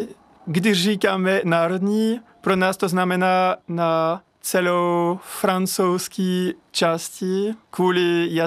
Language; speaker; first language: Czech; non-native, learner; French